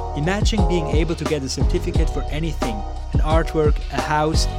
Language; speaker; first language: English; non-native, fluent; German